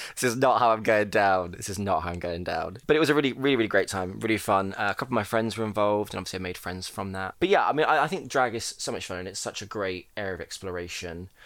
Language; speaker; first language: English; native; English